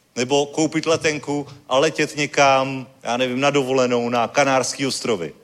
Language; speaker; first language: Czech; native; Czech